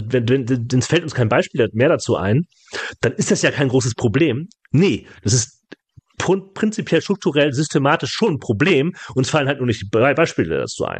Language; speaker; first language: German; native; German